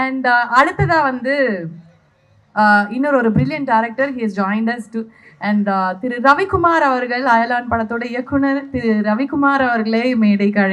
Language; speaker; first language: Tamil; native; Tamil